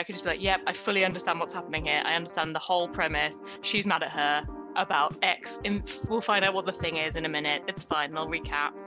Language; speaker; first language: English; native; English